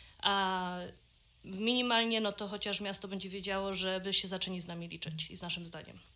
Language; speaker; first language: Polish; early bilingual, heritage; Polish